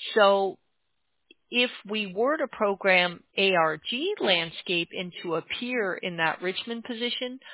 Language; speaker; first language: English; native; English